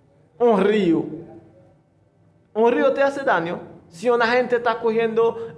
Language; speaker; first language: Spanish; non-native, fluent; Haitian Creole